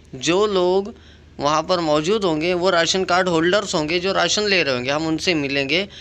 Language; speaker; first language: Hindi; non-native, local second language; Urdu